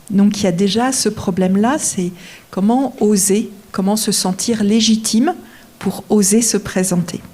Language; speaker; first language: French; native; French